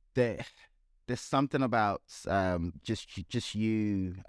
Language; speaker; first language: English; non-native, local second language; Yoruba